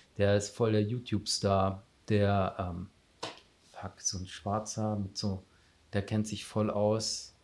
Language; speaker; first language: German; native; German